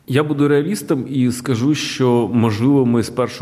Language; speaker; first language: Polish; non-native, learner; Ukrainian